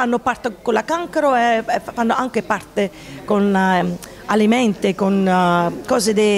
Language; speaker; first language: Italian; early bilingual, heritage; Italian